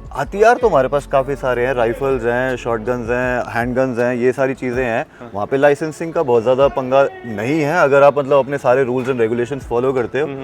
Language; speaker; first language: Hindi; native; Hindi